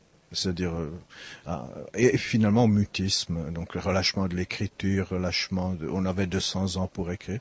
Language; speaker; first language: French; non-native, fluent; Czech